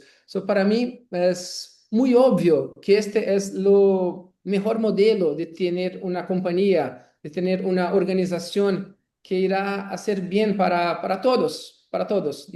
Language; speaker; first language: Spanish; non-native, learner; Portuguese